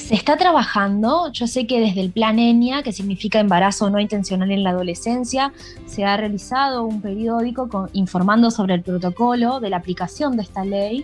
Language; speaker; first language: Spanish; native; Spanish